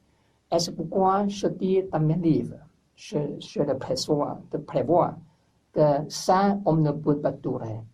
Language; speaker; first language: French; non-native, learner; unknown